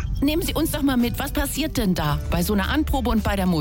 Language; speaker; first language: German; native; German